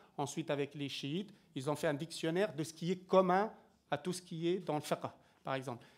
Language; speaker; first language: French; native; French